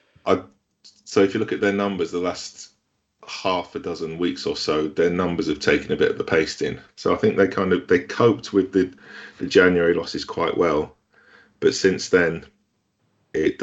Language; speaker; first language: English; native; English